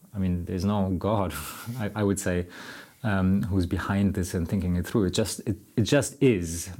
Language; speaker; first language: English; non-native, fluent; German